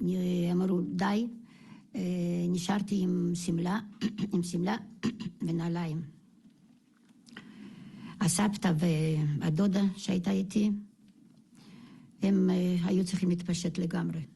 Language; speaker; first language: Hebrew; non-native, fluent; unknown